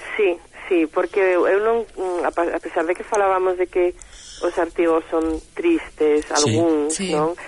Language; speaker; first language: Galician; native; Galician